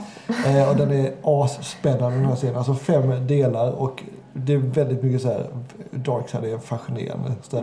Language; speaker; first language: Swedish; native; Swedish